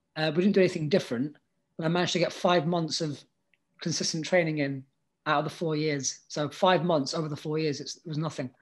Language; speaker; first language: English; native; English